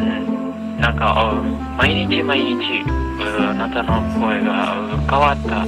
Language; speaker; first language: Japanese; non-native, learner; Indonesian